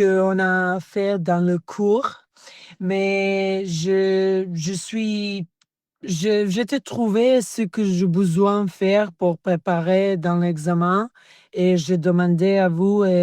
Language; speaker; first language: French; non-native, learner; Serbian